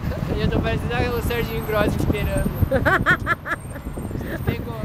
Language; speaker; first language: Portuguese; native; Portuguese